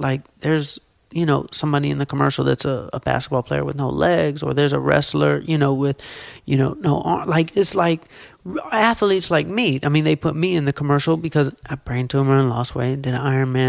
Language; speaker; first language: English; native; English